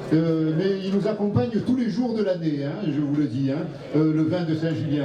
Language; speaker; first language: French; native; French